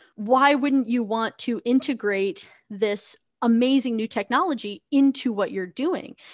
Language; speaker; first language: English; native; English